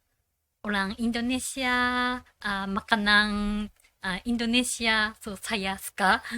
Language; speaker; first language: Indonesian; non-native, learner; Japanese